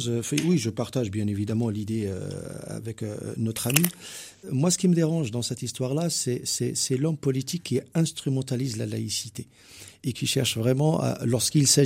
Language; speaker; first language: French; non-native, local second language; Arabic